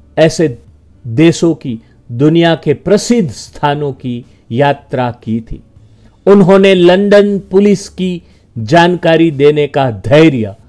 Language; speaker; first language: Hindi; non-native, local second language; Gujarati